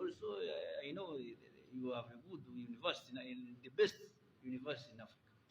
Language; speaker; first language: English; non-native, learner; Kinyarwanda